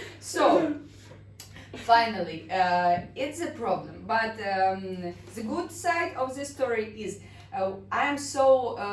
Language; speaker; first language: English; non-native, learner; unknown